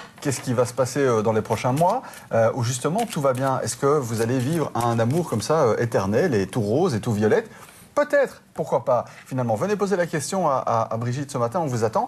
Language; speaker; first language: French; native; French